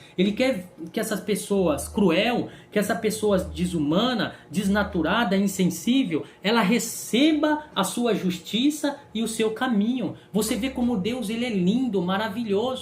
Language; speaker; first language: Portuguese; native; Portuguese